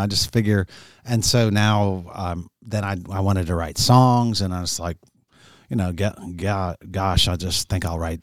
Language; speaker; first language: English; native; English